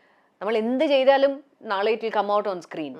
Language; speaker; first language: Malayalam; early bilingual, heritage; Malayalam